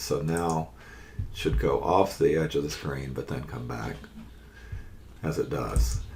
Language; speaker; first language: English; native; English